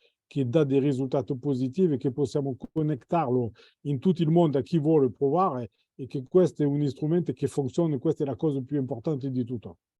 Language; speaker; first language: Italian; non-native, fluent; French